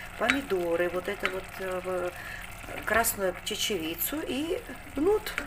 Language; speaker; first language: Russian; non-native, local second language; Georgian